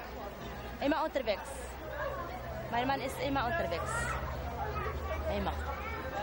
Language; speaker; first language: Dutch; non-native, learner; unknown